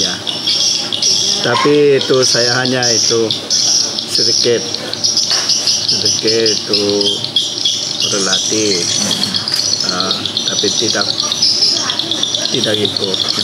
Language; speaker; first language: Indonesian; non-native, learner; Korean